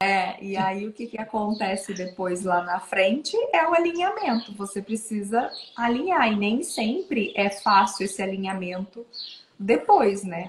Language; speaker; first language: Portuguese; native; Portuguese